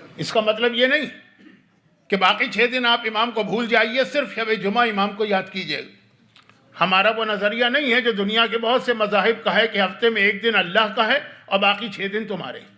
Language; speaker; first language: Urdu; native; Urdu